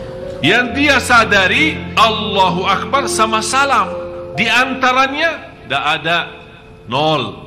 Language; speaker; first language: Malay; non-native, fluent; Arabic